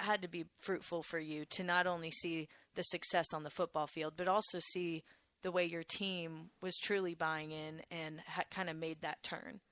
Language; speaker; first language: English; native; English